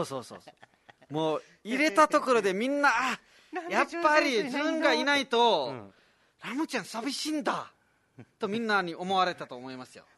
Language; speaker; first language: Japanese; non-native, fluent; Nepali